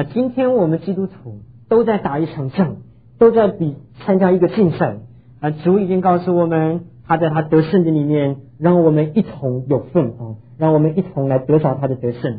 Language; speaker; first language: Chinese; native; Chinese